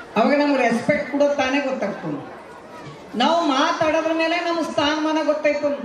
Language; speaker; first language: Kannada; native; Kannada